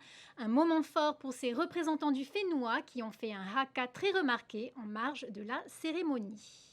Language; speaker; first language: French; native; French